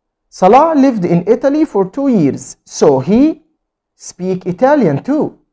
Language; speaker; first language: English; non-native, fluent; Arabic